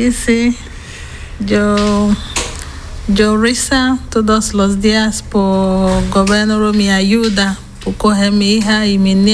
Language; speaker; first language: Spanish; non-native, learner; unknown